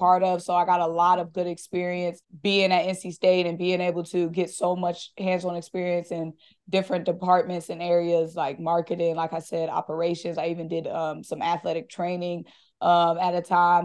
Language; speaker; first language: English; native; English